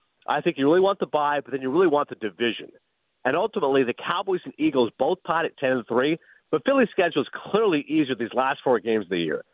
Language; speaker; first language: English; native; English